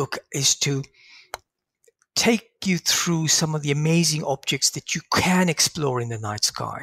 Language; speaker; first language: English; native; English